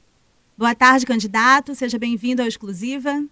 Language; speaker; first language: Portuguese; native; Portuguese